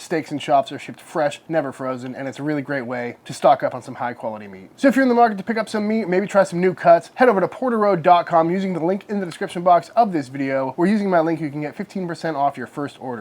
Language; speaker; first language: English; native; English